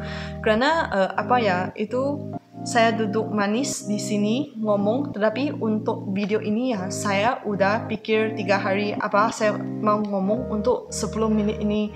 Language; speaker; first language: Indonesian; non-native, fluent; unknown